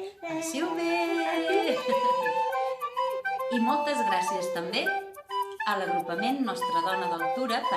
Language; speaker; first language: Catalan; native; Catalan